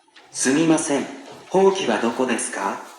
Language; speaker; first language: Japanese; non-native, learner; Indonesian